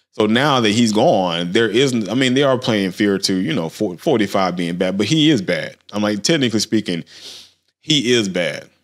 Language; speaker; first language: English; native; English